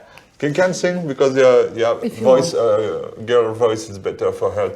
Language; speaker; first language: English; non-native, learner; French